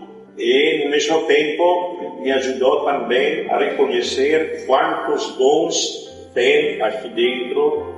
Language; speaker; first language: Portuguese; non-native, fluent; Italian